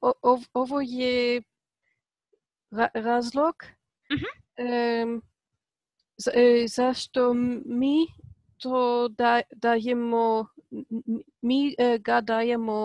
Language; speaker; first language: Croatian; non-native, learner; Polish